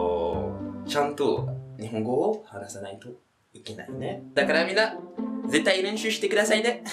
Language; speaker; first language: Japanese; non-native, fluent; French